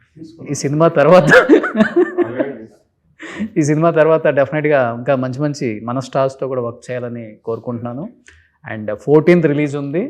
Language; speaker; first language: Telugu; native; Telugu